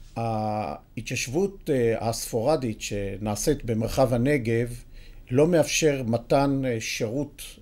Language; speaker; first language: Hebrew; native; Hebrew